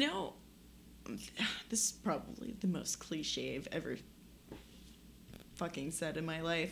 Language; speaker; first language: English; native; English